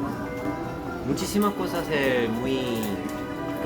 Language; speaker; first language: Spanish; non-native, learner; Korean